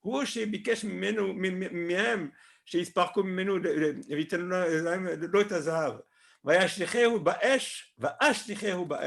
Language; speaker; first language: Hebrew; non-native, fluent; French